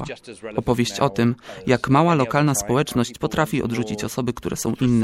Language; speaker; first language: Polish; native; Polish